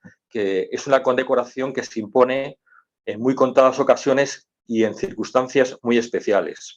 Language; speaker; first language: Spanish; native; Spanish